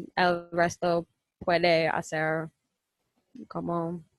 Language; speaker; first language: Spanish; non-native, learner; English